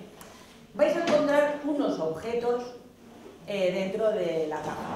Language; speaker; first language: Spanish; native; Spanish